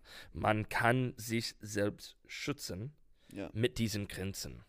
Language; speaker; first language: German; non-native, learner; English